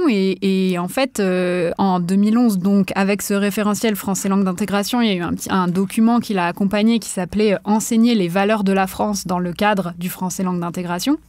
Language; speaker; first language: French; native; French